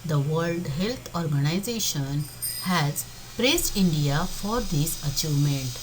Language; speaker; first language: English; non-native, local second language; Marathi